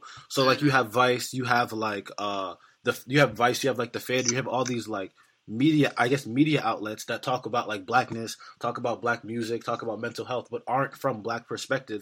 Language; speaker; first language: English; native; English